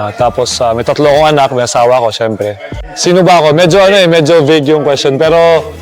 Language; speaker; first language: Filipino; non-native, local second language; Cebuano